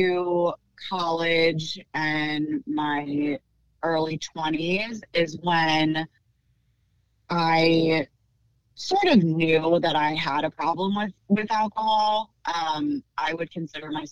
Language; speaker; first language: English; native; English